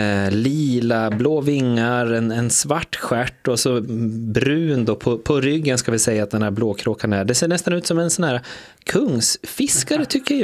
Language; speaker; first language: Swedish; native; Swedish